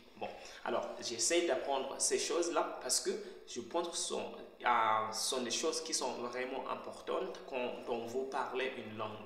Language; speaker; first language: French; non-native, fluent; Shona